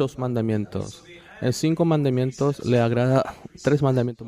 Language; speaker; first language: Spanish; non-native, learner; Korean